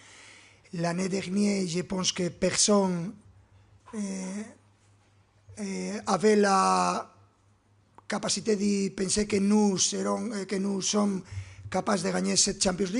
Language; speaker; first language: French; non-native, fluent; Spanish